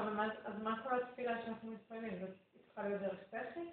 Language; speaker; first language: Hebrew; non-native, learner; English